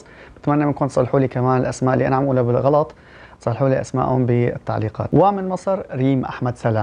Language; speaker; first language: Arabic; early bilingual, heritage; Arabic